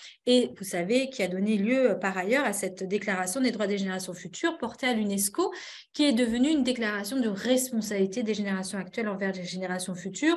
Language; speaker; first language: French; native; French